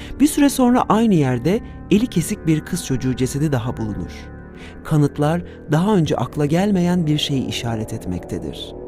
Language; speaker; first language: Turkish; native; Turkish